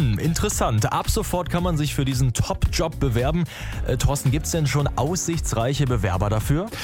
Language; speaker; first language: German; native; German